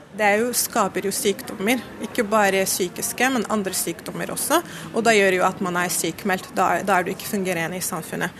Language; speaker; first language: Norwegian; non-native, fluent; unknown